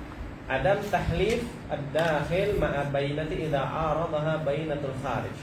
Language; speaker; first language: Arabic; non-native, fluent; Malay